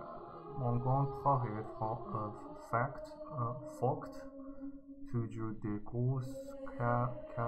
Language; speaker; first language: French; non-native, learner; Chinese